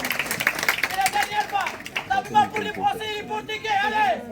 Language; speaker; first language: French; non-native, local second language; Arabic